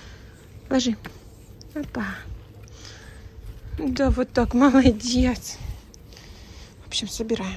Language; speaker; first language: Russian; native; Russian